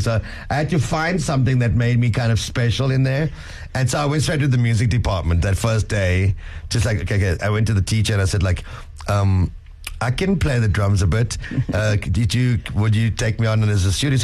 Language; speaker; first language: English; native; English